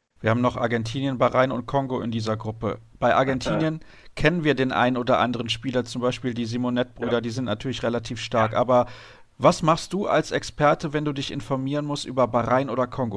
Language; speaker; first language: German; native; German